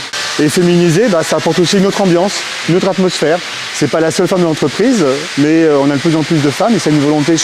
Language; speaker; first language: French; native; French